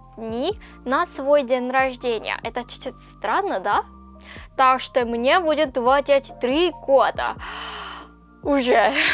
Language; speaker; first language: Russian; non-native, fluent; Korean